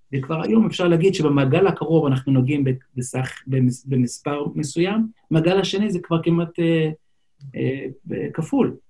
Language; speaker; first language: Hebrew; non-native, local second language; Yiddish